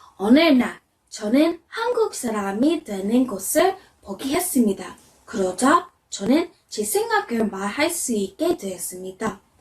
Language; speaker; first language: Korean; non-native, fluent; English